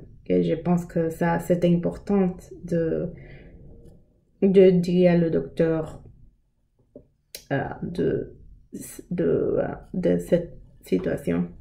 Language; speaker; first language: French; non-native, learner; English